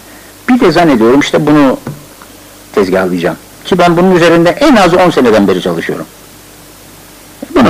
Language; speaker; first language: Turkish; native; Turkish